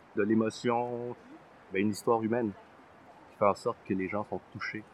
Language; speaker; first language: French; native; French